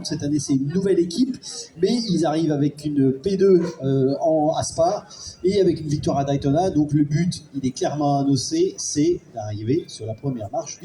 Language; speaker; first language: French; native; French